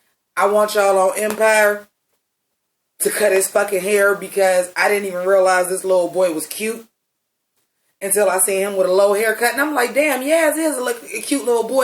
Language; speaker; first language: English; native; English